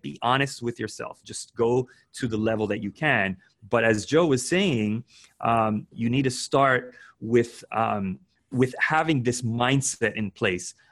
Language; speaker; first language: English; early bilingual, other home language; Spanish